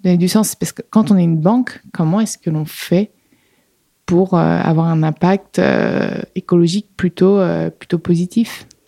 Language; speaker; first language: French; native; French